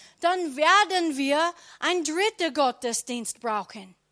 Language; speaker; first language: German; non-native, learner; English